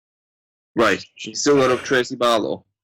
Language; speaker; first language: English; native; English